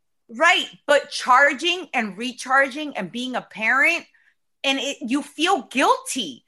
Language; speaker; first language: English; early bilingual, other home language; Spanish